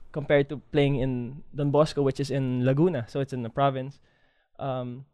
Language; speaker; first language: English; non-native, local second language; Filipino